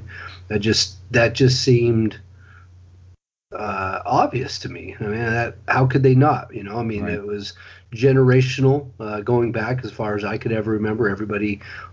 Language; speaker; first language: English; native; English